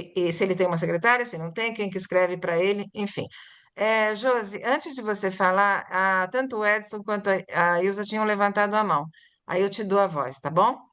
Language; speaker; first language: Portuguese; native; Portuguese